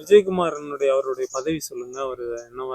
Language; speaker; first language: Tamil; native; Tamil